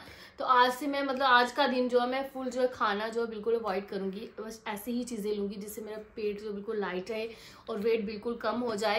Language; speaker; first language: Hindi; native; Hindi